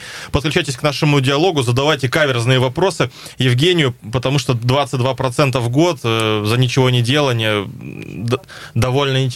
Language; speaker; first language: Russian; native; Russian